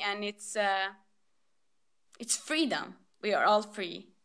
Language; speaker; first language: English; non-native, fluent; Albanian